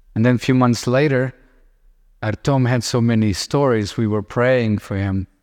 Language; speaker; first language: English; non-native, fluent; Lithuanian